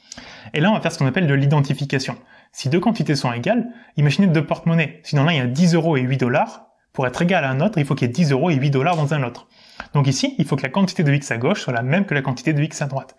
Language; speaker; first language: French; native; French